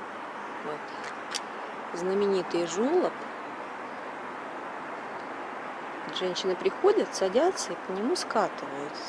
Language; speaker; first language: Russian; native; Russian